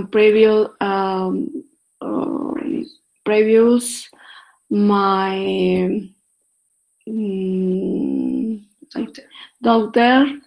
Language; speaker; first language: English; non-native, learner; Spanish